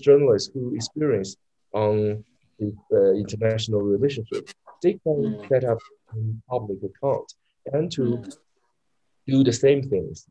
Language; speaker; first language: English; non-native, learner; Chinese